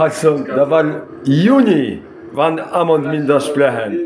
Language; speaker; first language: German; non-native, learner; Polish